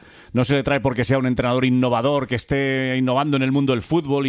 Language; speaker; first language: Spanish; native; Spanish